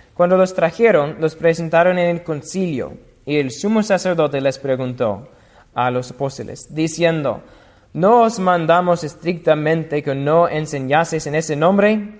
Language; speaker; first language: Spanish; non-native, fluent; English